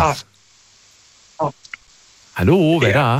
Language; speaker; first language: German; native; German